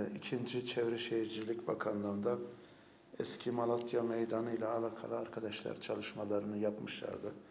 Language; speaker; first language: Turkish; native; Turkish